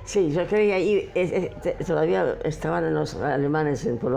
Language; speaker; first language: Spanish; non-native, fluent; Polish